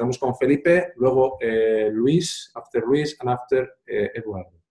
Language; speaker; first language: Spanish; native; Spanish